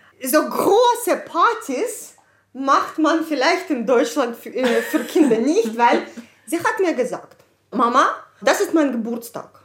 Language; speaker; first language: German; non-native, fluent; Ukrainian